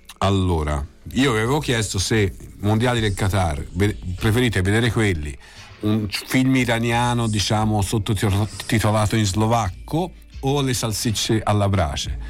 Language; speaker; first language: Italian; native; Italian